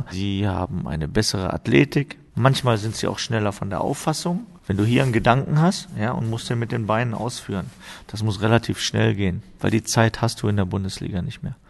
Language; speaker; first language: German; native; German